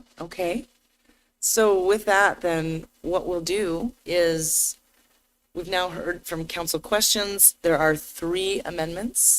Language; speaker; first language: English; native; English